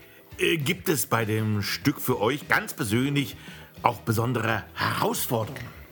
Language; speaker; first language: German; native; German